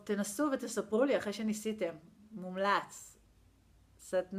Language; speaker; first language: Hebrew; native; Hebrew